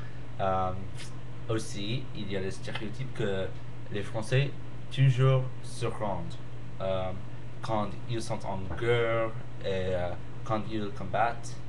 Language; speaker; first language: French; non-native, learner; English